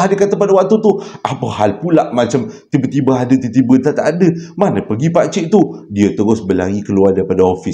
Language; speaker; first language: Malay; native; Malay